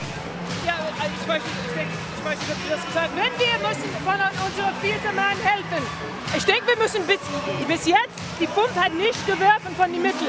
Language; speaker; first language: German; non-native, learner; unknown